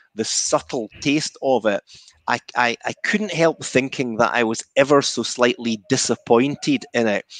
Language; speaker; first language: English; native; English